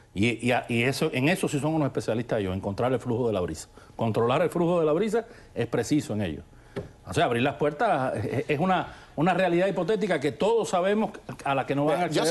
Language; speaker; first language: Spanish; native; Spanish